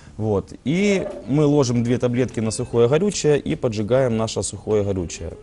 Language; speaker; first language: Russian; native; Russian